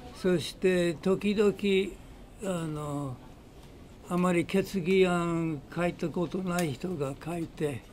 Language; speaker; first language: Japanese; non-native, fluent; English